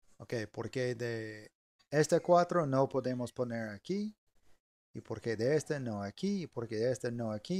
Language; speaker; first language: Spanish; non-native, learner; English